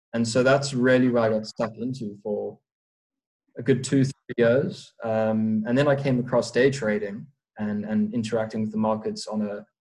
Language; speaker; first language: English; native; English